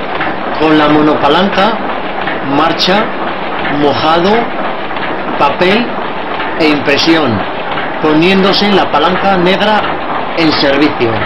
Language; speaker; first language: Spanish; native; Spanish